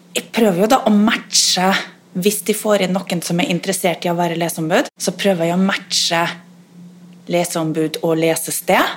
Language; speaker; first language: Norwegian; native; Norwegian